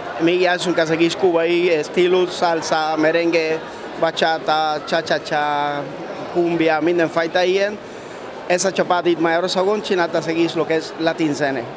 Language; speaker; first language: Hungarian; non-native, learner; Spanish